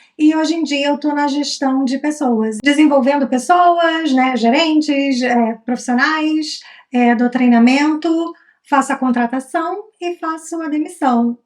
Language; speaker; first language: Portuguese; native; Portuguese